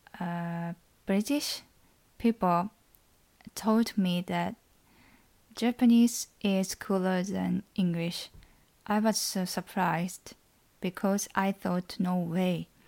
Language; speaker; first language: English; non-native, learner; Japanese